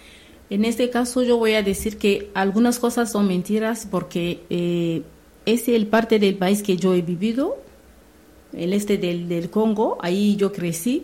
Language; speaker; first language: Spanish; non-native, learner; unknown